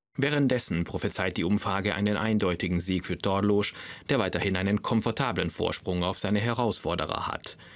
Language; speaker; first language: German; non-native, fluent; Hungarian